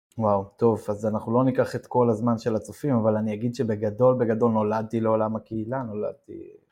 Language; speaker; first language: Hebrew; native; Hebrew